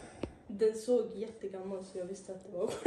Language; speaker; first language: Swedish; early bilingual, other home language; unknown